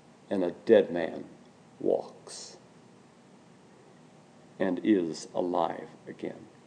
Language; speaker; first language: English; native; English